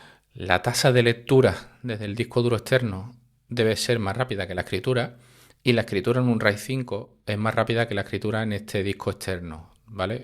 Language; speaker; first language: Spanish; native; Spanish